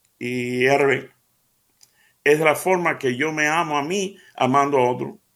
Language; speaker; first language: Spanish; early bilingual, heritage; Spanish